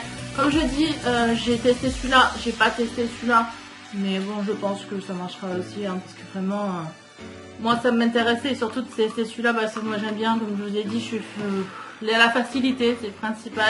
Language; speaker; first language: French; native; French